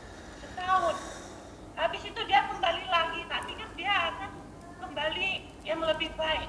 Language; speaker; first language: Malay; non-native, local second language; Javanese